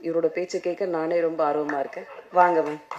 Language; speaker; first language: Tamil; native; Tamil